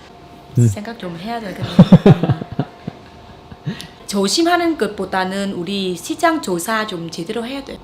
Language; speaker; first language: Korean; non-native, fluent; Vietnamese